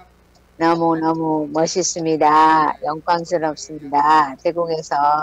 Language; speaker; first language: Korean; non-native, learner; Thai